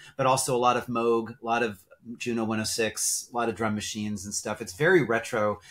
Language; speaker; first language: English; native; English